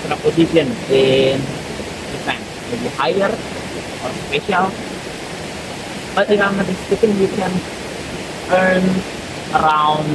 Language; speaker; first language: English; non-native, learner; Indonesian